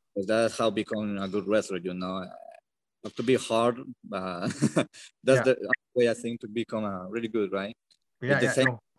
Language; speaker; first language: English; non-native, learner; Spanish